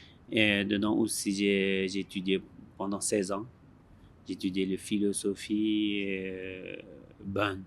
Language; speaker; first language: French; non-native, learner; Tibetan